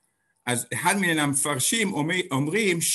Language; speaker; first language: Hebrew; non-native, fluent; English